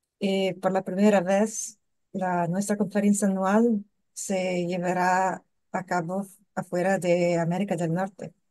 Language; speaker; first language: Spanish; non-native, learner; English